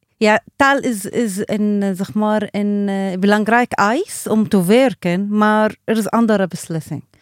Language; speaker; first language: Dutch; non-native, learner; Arabic